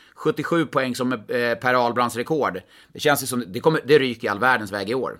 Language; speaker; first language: Swedish; native; Swedish